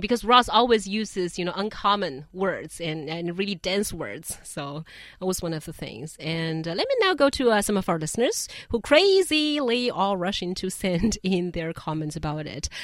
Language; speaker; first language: English; non-native, fluent; Chinese